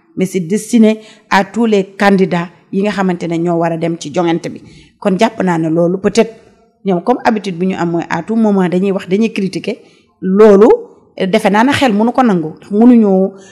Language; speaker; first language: Wolof; native; Wolof